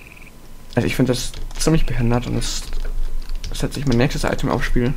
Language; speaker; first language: German; native; German